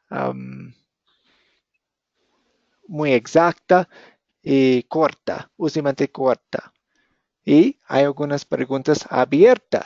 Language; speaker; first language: Spanish; non-native, fluent; English